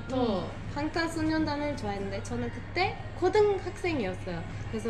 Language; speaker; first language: Korean; non-native, fluent; Turkish